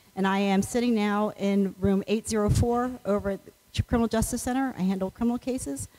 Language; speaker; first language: English; native; English